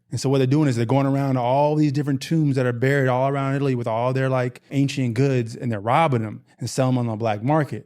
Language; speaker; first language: English; native; English